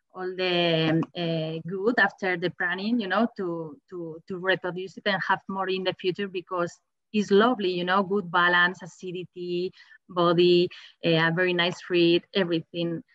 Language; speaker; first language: English; non-native, fluent; Spanish